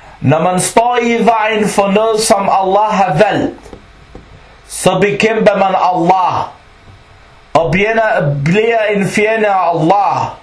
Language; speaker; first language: Danish; non-native, fluent; Arabic